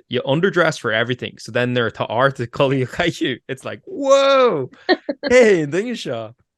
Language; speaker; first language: Irish; native; Irish